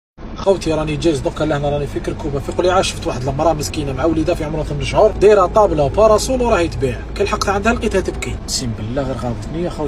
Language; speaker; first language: Arabic; native; Arabic